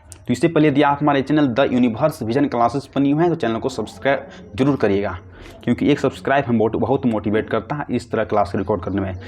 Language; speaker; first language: Hindi; native; Hindi